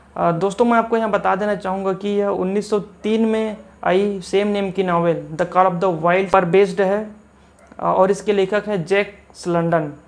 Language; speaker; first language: Hindi; native; Hindi